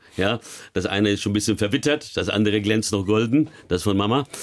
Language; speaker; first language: German; early bilingual, other home language; Hungarian